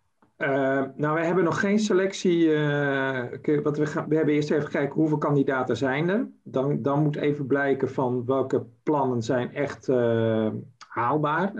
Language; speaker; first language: Dutch; native; Dutch